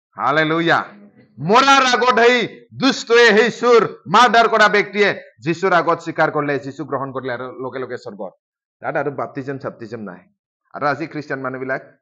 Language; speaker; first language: Assamese; non-native, local second language; Bodo